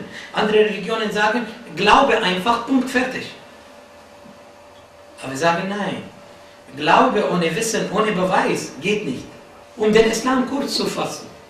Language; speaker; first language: German; non-native, fluent; Arabic